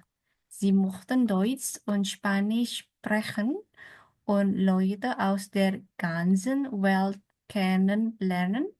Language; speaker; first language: German; non-native, learner; Indonesian